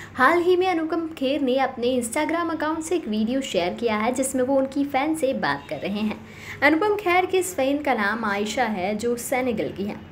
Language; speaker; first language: Hindi; native; Hindi